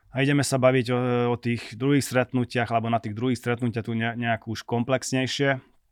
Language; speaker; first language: Slovak; non-native, local second language; Hungarian